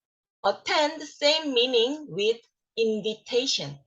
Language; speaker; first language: English; non-native, learner; Korean